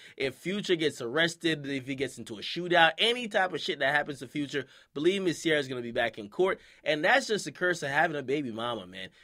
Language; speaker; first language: English; native; English